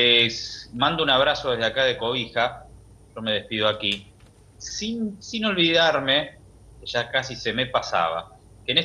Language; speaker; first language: Spanish; native; Spanish